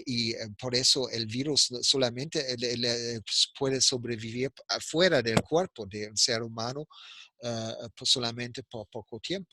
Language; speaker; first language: Spanish; non-native, fluent; German